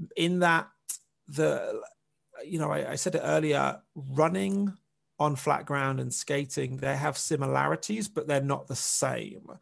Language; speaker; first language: English; native; English